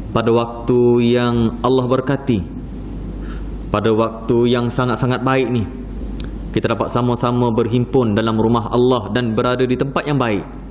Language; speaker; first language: Malay; native; Malay